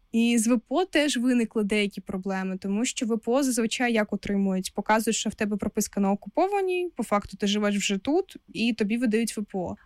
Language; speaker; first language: Ukrainian; non-native, local second language; Russian